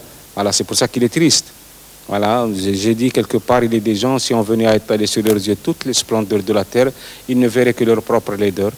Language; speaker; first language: French; non-native, local second language; Arabic